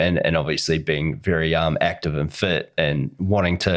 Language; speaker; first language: English; native; English